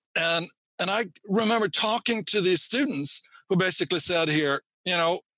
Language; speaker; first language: English; non-native, fluent; Swedish